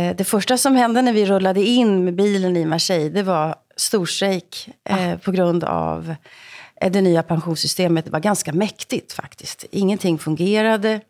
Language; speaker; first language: Swedish; native; Swedish